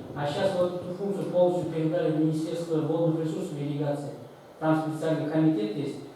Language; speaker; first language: Russian; non-native, local second language; Kazakh